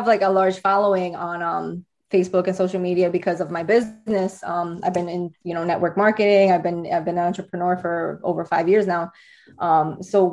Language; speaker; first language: English; native; English